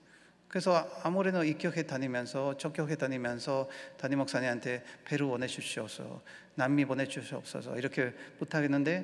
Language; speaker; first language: Korean; non-native, learner; Spanish